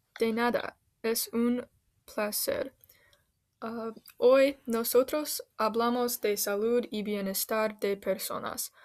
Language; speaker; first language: Spanish; non-native, learner; English